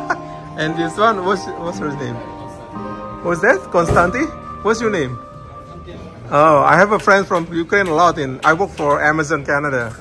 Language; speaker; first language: English; non-native, fluent; Indonesian